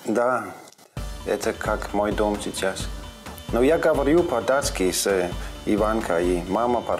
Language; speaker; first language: Russian; non-native, learner; Danish